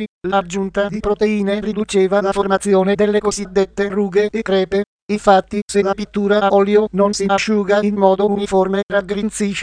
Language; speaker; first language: Italian; native; Italian